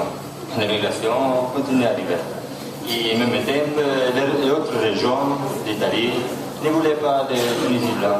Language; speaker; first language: French; non-native, learner; Italian